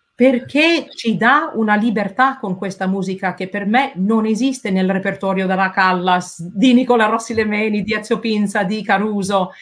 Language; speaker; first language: Italian; non-native, fluent; English